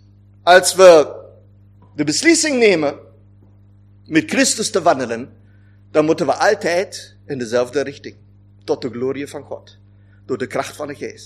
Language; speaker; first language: Dutch; non-native, fluent; German